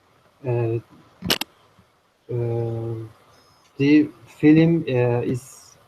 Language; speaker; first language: English; non-native, learner; Turkish